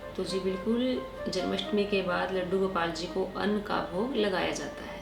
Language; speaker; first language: Hindi; native; Hindi